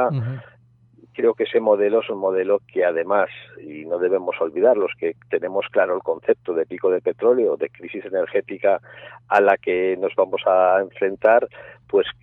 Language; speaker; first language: Spanish; native; Spanish